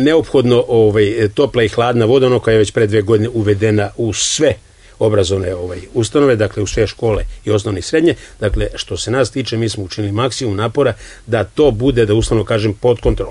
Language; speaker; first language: Serbian; native; Serbian